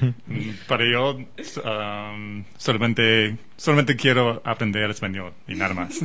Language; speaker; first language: Spanish; non-native, learner; English